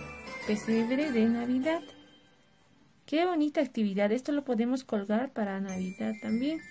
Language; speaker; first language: Spanish; native; Spanish